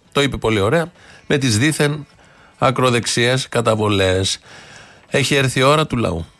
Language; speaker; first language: Greek; native; Greek